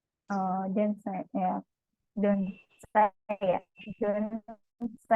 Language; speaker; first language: English; non-native, learner; Indonesian